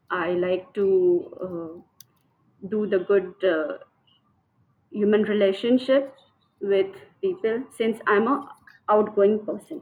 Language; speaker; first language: English; non-native, local second language; Marathi